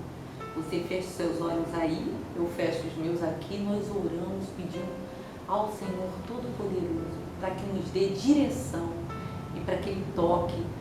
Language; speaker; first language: Portuguese; native; Portuguese